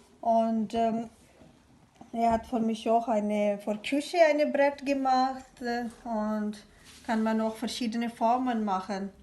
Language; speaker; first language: German; non-native, learner; Urdu